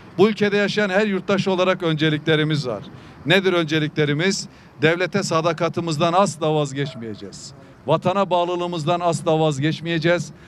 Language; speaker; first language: Turkish; native; Turkish